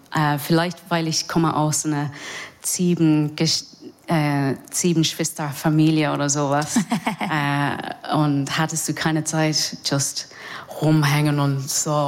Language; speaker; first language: German; non-native, learner; English